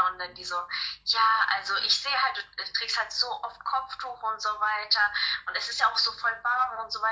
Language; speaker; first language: German; early bilingual, other home language; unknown